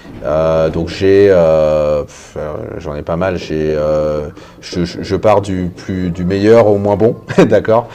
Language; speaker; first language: French; native; French